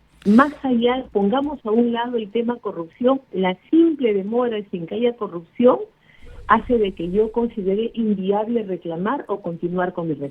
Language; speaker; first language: Spanish; native; Spanish